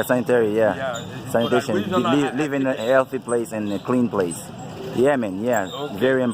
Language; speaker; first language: English; non-native, local second language; Haitian Creole